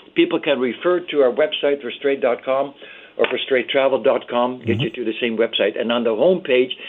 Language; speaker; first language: English; early bilingual, other home language; Dutch